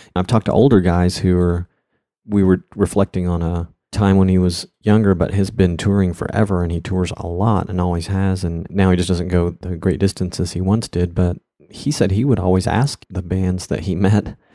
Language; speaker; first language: English; native; English